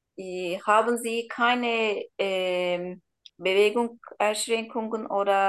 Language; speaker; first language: German; non-native, learner; Turkish